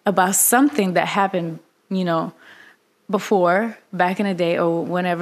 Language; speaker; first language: English; non-native, fluent; Russian